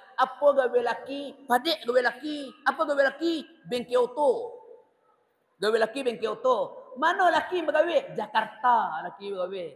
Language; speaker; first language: Malay; native; Malay